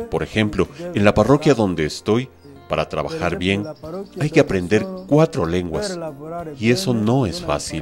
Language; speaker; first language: Spanish; non-native, fluent; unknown